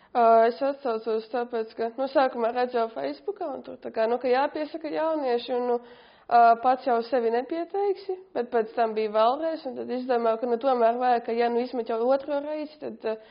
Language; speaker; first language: Latvian; native; Latvian